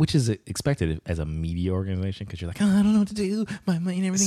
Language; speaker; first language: English; native; English